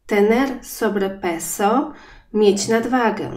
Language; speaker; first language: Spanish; non-native, fluent; Polish